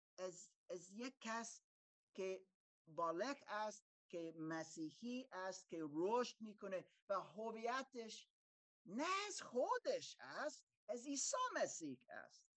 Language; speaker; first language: Persian; non-native, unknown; German